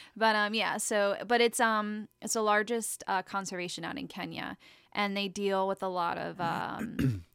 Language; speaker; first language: English; native; English